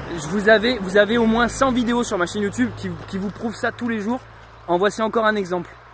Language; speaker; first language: French; native; French